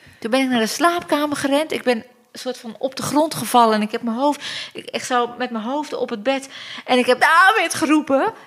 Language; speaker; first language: Dutch; early bilingual, other home language; Turkish